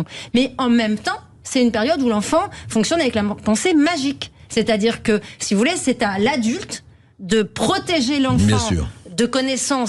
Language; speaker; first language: French; native; French